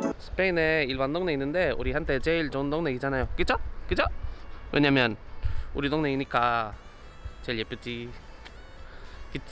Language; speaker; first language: Korean; non-native, learner; Spanish